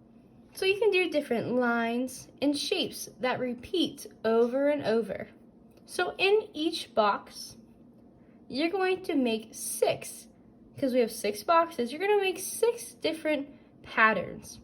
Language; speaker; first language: English; native; English